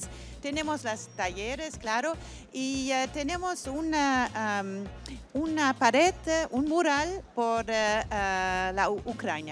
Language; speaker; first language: Spanish; non-native, fluent; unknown